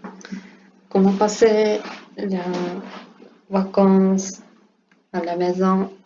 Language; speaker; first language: French; non-native, learner; Portuguese